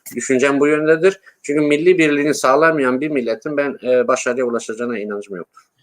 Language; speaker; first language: Turkish; non-native, local second language; Kurdish